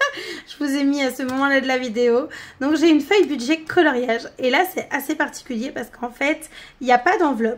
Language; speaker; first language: French; native; French